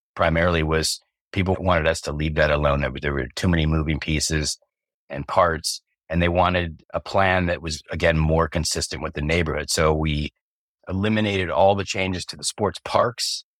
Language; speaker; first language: English; native; English